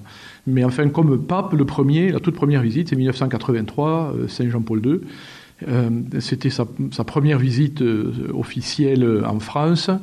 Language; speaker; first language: French; native; French